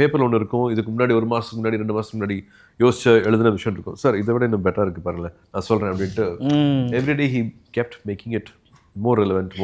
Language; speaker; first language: Tamil; native; Tamil